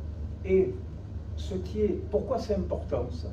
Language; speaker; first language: French; native; French